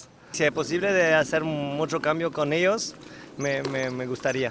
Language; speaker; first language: Spanish; non-native, learner; French